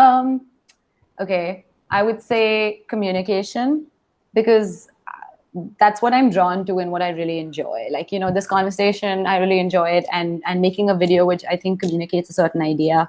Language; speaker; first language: English; non-native, local second language; Hindi